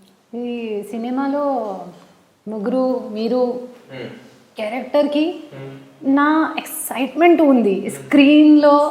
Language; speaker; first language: Telugu; non-native, learner; Hindi